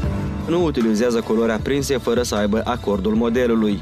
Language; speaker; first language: Romanian; native; Romanian